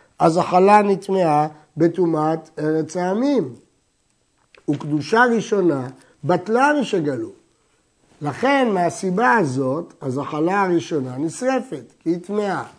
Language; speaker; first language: Hebrew; native; Hebrew